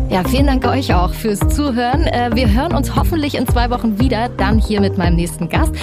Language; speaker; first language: German; native; German